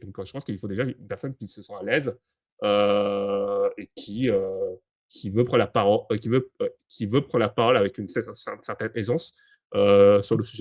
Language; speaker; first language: French; native; French